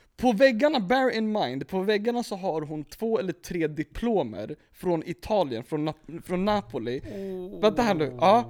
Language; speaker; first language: Swedish; early bilingual, other home language; Kurdish